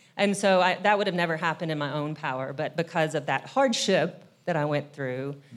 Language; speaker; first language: English; native; English